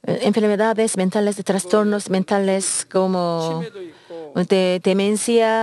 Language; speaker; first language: Spanish; non-native, learner; Korean